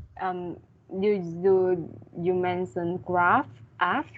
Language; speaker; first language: English; non-native, learner; Vietnamese